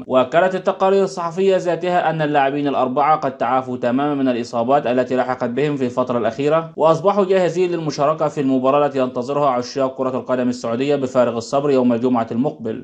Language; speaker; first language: Arabic; native; Arabic